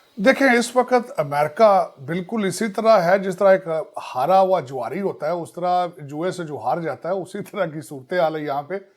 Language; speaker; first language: Urdu; non-native, local second language; Punjabi